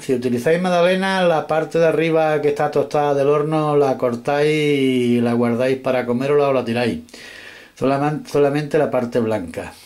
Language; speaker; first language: Spanish; native; Spanish